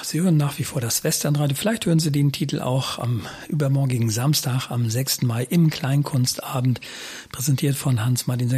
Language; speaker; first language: German; native; German